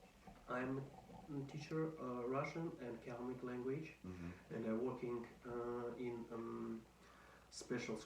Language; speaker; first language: English; non-native, learner; Russian